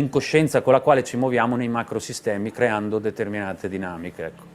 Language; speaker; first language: Italian; native; Italian